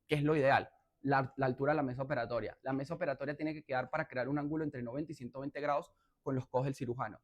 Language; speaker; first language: Spanish; native; Spanish